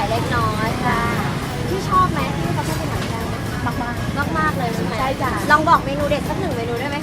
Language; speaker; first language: Thai; native; Thai